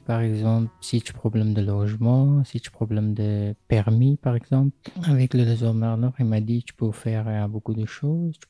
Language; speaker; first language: French; non-native, learner; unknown